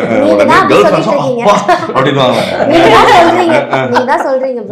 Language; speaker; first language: Tamil; native; Tamil